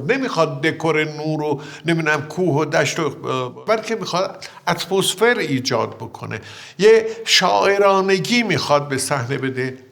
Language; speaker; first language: Persian; native; Persian